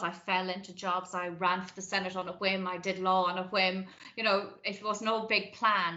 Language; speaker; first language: English; native; English